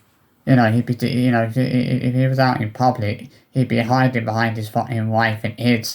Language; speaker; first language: English; native; English